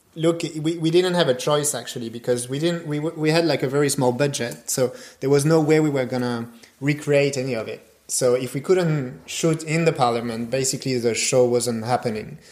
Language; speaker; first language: English; non-native, fluent; French